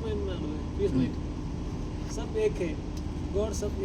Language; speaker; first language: Hindi; non-native, local second language; Malayalam